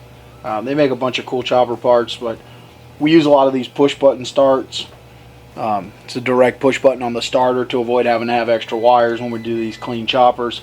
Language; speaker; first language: English; native; English